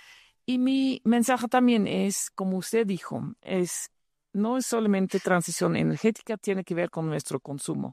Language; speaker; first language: Spanish; non-native, fluent; Dutch